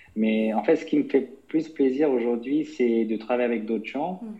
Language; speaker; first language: French; non-native, fluent; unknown